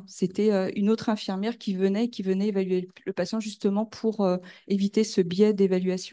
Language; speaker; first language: French; native; French